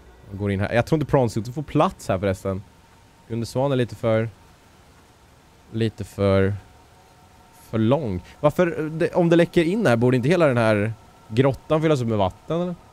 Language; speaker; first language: Swedish; native; Swedish